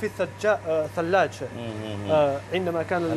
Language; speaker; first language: Arabic; non-native, learner; Urdu